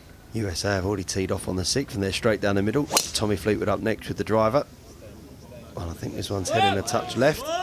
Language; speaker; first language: English; native; English